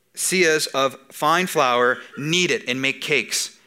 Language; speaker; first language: English; native; English